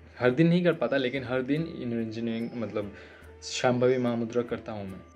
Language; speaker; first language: Hindi; non-native, local second language; Bangla